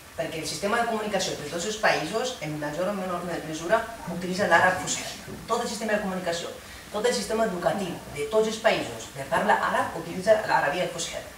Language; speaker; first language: Catalan; early bilingual, other home language; Arabic